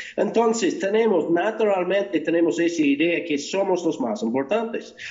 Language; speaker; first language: Spanish; non-native, fluent; English